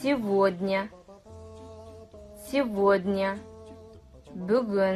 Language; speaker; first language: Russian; non-native, fluent; Kazakh